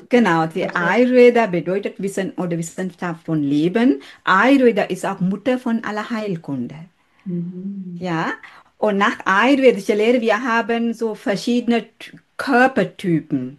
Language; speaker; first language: German; non-native, fluent; Sinhala